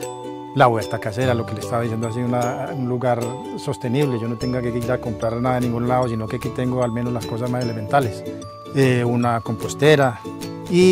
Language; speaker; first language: Spanish; native; Spanish